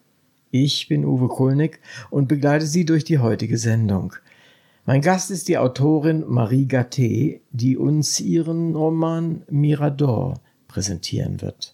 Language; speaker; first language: German; native; German